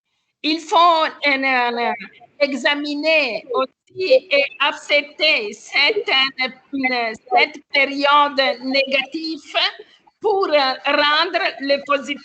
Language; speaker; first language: French; non-native, learner; Italian